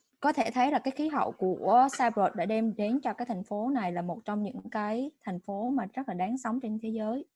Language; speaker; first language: Vietnamese; native; Vietnamese